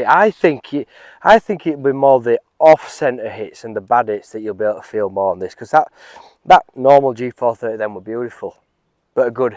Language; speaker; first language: English; native; English